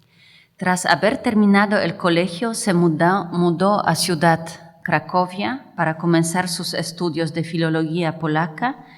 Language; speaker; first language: Spanish; non-native, fluent; Polish